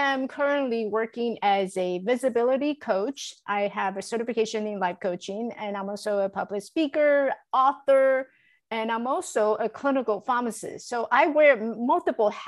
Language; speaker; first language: English; non-native, fluent; Chinese